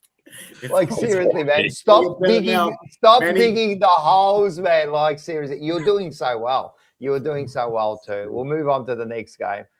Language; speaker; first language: English; native; English